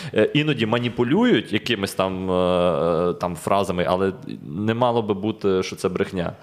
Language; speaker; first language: Ukrainian; native; Ukrainian